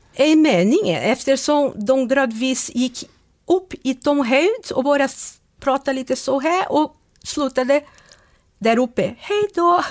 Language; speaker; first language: Swedish; non-native, fluent; Portuguese